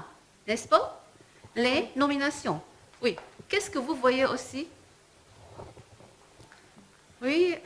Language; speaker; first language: French; non-native, fluent; Arabic